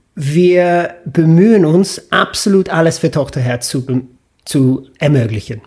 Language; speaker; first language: German; non-native, fluent; English